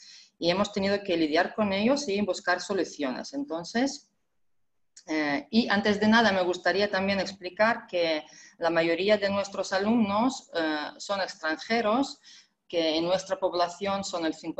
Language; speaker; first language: Spanish; non-native, fluent; Russian